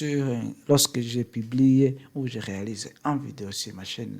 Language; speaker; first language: French; non-native, learner; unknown